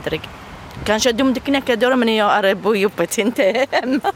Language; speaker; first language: Swedish; non-native, learner; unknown